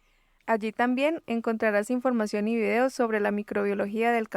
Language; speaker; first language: Spanish; native; Spanish